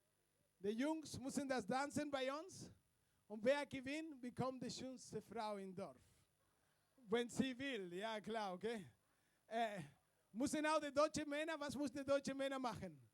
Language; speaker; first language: German; non-native, fluent; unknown